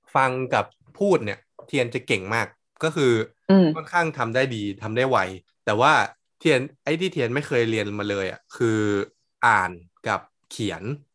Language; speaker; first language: Thai; native; Thai